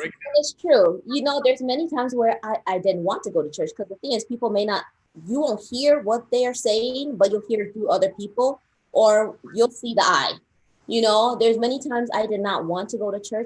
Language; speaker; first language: English; early bilingual, other home language; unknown